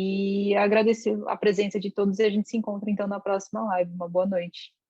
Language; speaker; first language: Portuguese; native; Portuguese